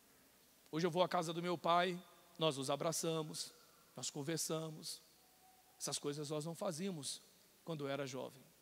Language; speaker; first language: Portuguese; native; Portuguese